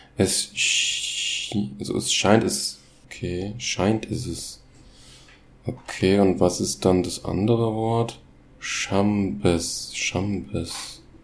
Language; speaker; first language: German; native; German